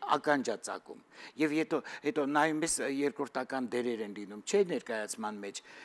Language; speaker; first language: Armenian; native; Armenian